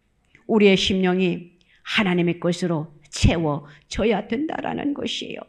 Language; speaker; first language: Korean; native; Korean